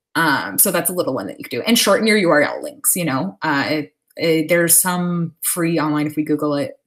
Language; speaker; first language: English; native; English